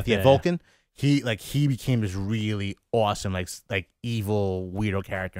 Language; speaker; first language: English; native; English